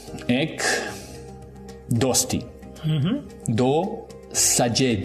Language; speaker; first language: Hindi; non-native, learner; English